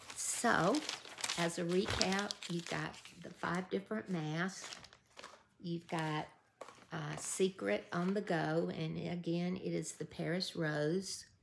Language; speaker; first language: English; native; English